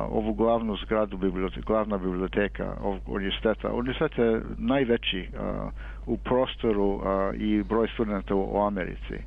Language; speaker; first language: Serbian; early bilingual, heritage; Serbian